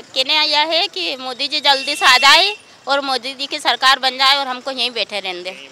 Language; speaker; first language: Hindi; native; Hindi